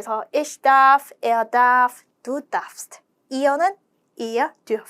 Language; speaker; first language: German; non-native, fluent; Korean